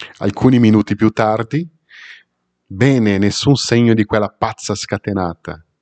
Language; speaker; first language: Italian; non-native, fluent; Portuguese